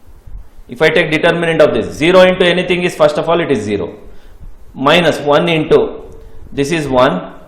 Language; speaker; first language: English; non-native, local second language; Kannada